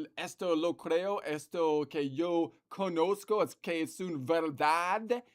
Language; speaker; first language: Spanish; non-native, learner; English